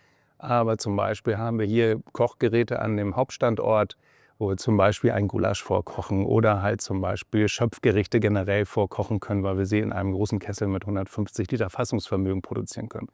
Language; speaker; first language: German; native; German